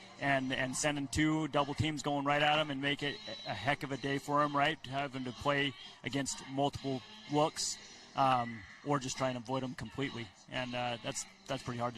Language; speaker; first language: English; native; English